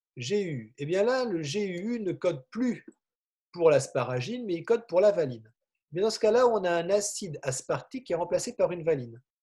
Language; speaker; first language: French; native; French